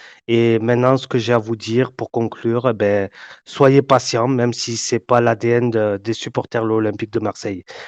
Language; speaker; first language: French; native; French